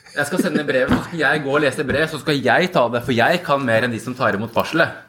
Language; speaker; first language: Norwegian; early bilingual, other home language; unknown